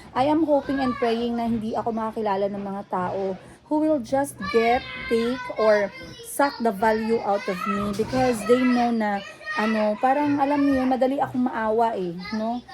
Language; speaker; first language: Filipino; non-native, local second language; Cebuano